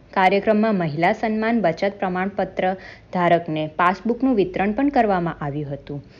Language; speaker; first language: Gujarati; native; Gujarati